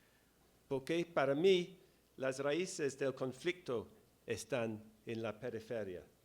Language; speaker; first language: Spanish; non-native, fluent; English